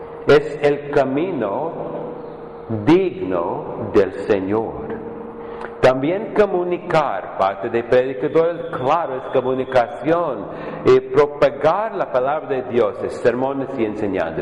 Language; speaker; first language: Spanish; non-native, fluent; English